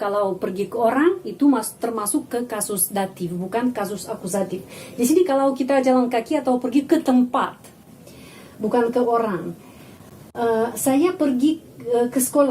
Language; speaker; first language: Indonesian; non-native, fluent; Russian